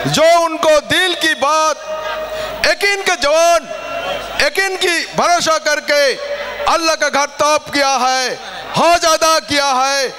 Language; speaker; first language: Hindi; non-native, local second language; Assamese